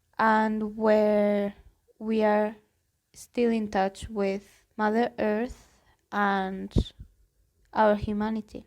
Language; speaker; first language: English; non-native, fluent; Spanish